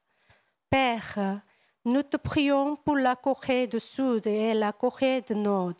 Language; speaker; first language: French; non-native, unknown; Korean